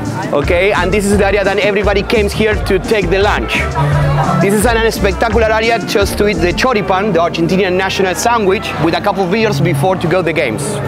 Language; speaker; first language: English; non-native, fluent; Spanish